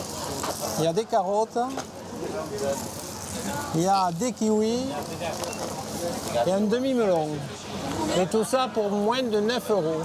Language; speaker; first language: French; native; French